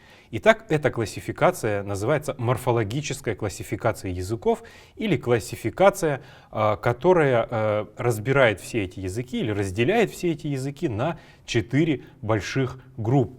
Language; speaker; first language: Russian; native; Russian